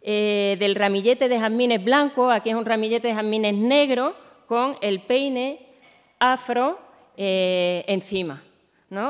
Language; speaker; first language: Spanish; native; Spanish